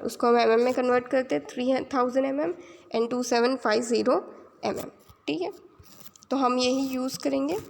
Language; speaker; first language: Hindi; native; Hindi